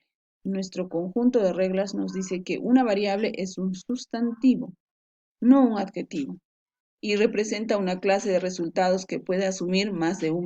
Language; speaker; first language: Spanish; native; Spanish